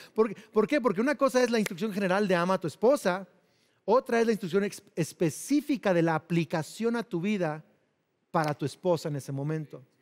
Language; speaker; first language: Spanish; native; Spanish